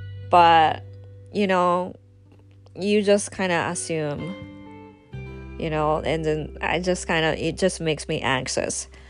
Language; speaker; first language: English; non-native, fluent; Japanese